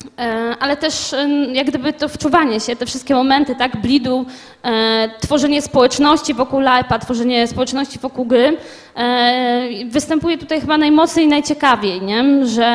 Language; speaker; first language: Polish; native; Polish